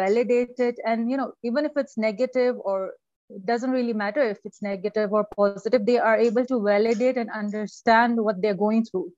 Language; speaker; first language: English; non-native, local second language; Urdu